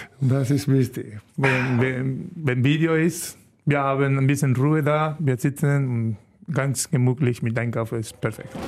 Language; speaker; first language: German; non-native, learner; Spanish